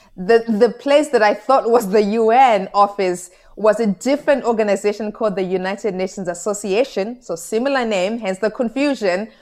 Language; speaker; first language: English; non-native, local second language; Shona